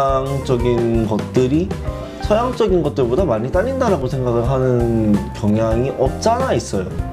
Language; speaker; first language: Korean; native; Korean